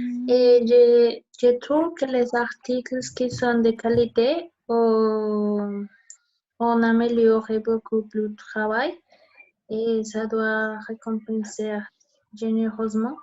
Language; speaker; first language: French; non-native, learner; Spanish